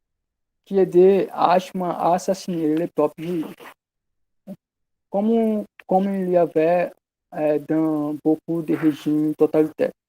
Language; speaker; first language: French; non-native, learner; Portuguese